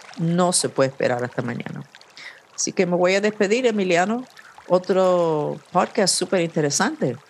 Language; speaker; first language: Spanish; non-native, fluent; English